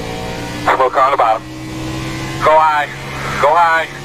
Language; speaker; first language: English; native; English